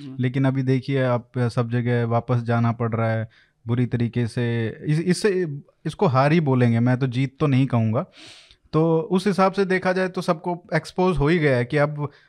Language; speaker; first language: Hindi; native; Hindi